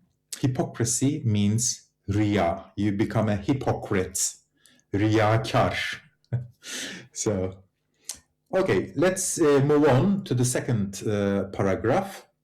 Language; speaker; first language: English; non-native, fluent; Turkish